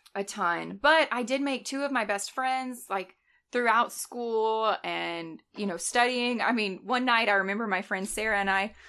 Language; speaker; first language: English; native; English